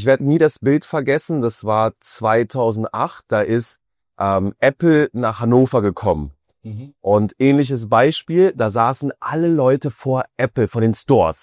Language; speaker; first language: German; native; German